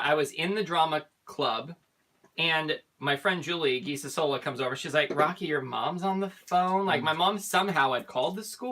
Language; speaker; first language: English; native; English